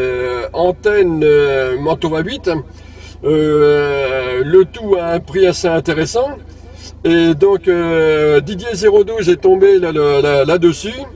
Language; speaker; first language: French; native; French